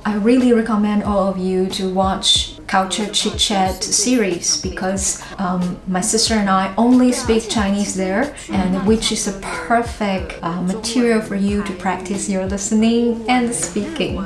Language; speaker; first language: English; non-native, fluent; Chinese